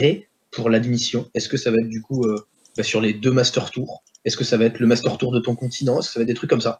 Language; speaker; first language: French; native; French